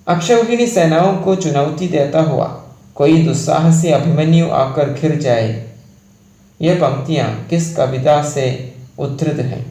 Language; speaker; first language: Hindi; non-native, local second language; Malayalam